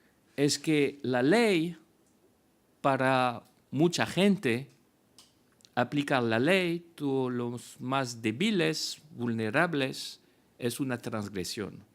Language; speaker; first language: Spanish; non-native, fluent; French